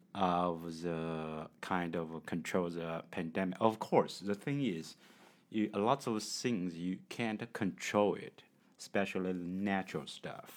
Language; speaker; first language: English; non-native, learner; Chinese